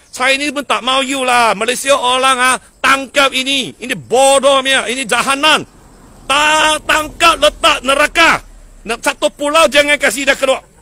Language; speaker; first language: Malay; non-native, local second language; Chinese